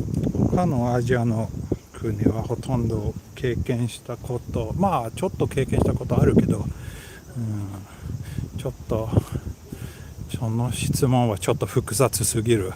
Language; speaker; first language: Japanese; non-native, learner; Swedish